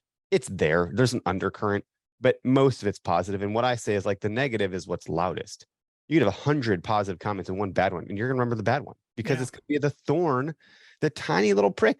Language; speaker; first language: English; native; English